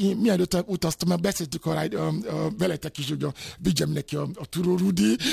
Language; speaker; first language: Hungarian; non-native, fluent; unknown